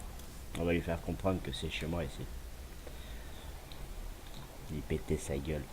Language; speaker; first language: French; native; French